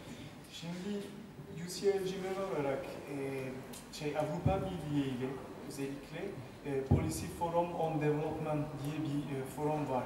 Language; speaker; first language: Turkish; non-native, fluent; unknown